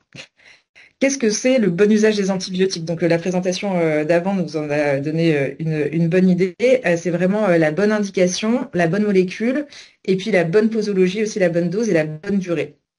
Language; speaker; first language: French; native; French